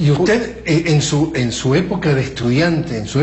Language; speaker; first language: Spanish; native; Spanish